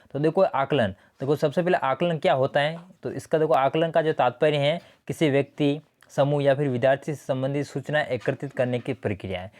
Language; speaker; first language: Hindi; native; Hindi